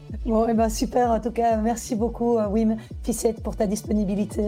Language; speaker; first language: French; native; French